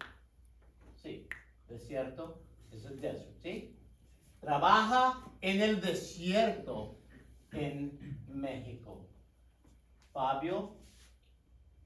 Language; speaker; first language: Spanish; non-native, fluent; English